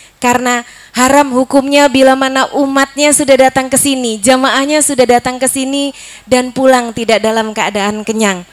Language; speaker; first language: Indonesian; native; Indonesian